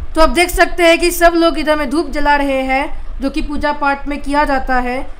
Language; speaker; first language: Hindi; non-native, local second language; Assamese